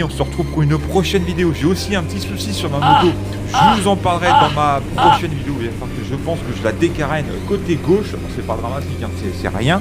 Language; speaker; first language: French; native; French